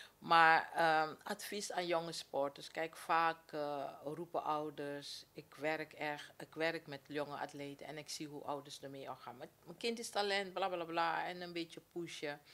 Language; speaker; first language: Dutch; native; Dutch